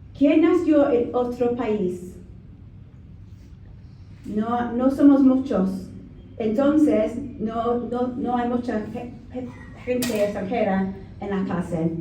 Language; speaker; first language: Spanish; non-native, learner; English